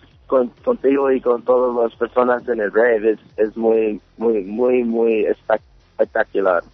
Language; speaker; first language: Spanish; early bilingual, heritage; English